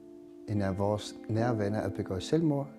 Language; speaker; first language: Danish; non-native, local second language; Kalaallisut